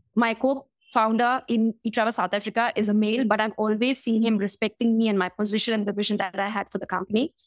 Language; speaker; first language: English; non-native, local second language; Hindi